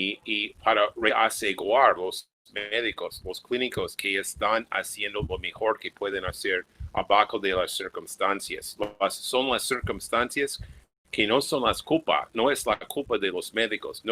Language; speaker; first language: Spanish; non-native, fluent; English